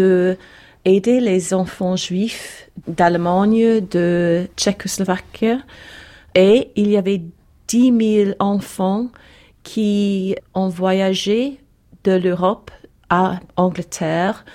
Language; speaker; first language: French; non-native, learner; English